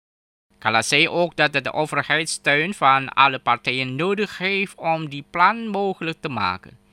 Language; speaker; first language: Dutch; non-native, fluent; Indonesian